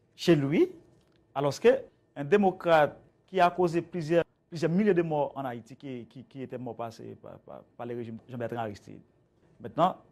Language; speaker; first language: French; native; French